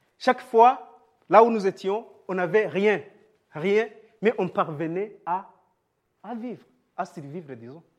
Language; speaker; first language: French; non-native, local second language; Rundi